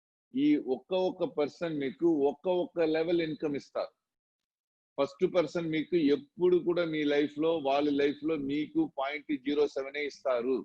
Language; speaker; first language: Telugu; non-native, local second language; Tamil